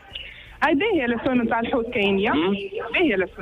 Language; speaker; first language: Arabic; native; Arabic